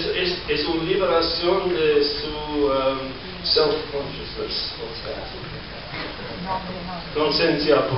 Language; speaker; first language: Spanish; non-native, learner; English